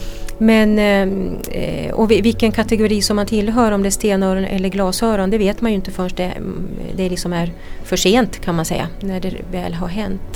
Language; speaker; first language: Swedish; native; Swedish